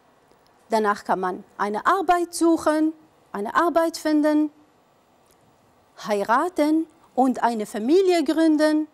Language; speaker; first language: German; non-native, fluent; Arabic